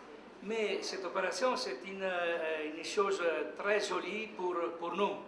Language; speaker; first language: French; non-native, learner; Italian